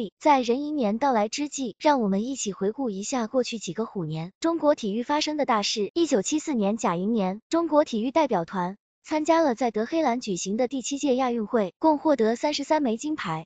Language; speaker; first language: Chinese; native; Chinese